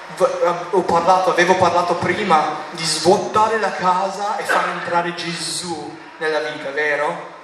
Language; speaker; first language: Italian; non-native, fluent; English